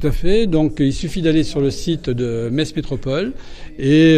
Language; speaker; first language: French; native; French